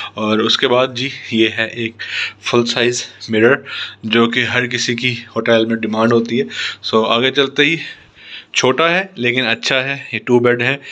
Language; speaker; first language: Urdu; non-native, local second language; Punjabi